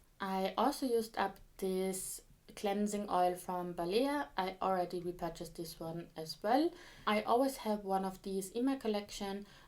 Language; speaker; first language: English; non-native, fluent; German